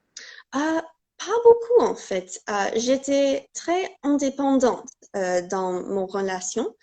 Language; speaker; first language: French; non-native, fluent; English